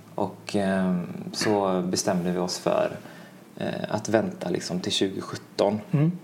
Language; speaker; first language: Swedish; native; Swedish